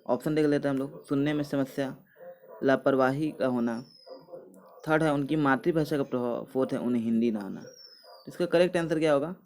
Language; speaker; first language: Hindi; native; Hindi